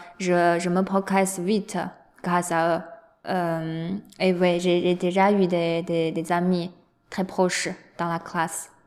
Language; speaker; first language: French; non-native, learner; Chinese